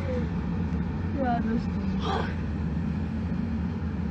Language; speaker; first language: German; early bilingual, other home language; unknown